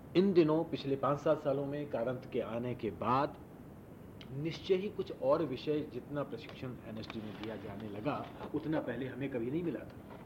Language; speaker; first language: Hindi; non-native, local second language; Marwari